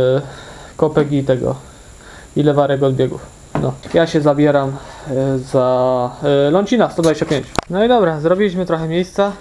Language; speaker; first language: Polish; native; Polish